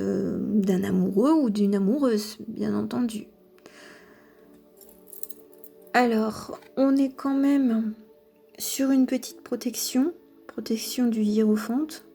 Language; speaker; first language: French; native; French